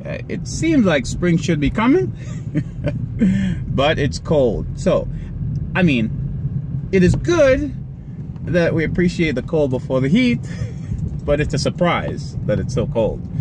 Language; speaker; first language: English; native; English